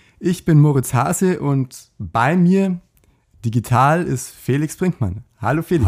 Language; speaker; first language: German; native; German